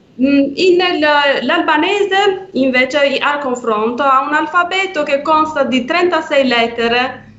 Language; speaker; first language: Italian; non-native, fluent; Albanian